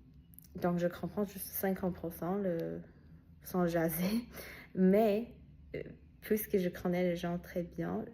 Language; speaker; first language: French; non-native, learner; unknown